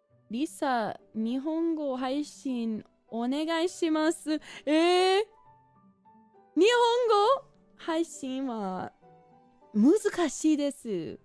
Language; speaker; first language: Japanese; non-native, learner; English